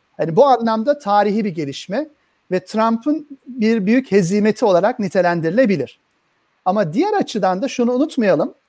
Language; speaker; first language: Turkish; native; Turkish